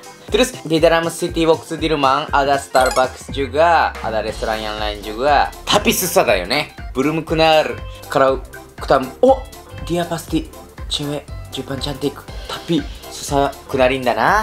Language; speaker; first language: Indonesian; non-native, learner; Japanese